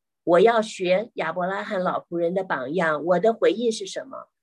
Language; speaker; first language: Chinese; native; Chinese